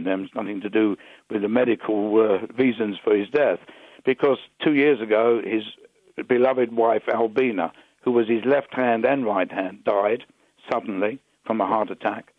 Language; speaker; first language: English; native; English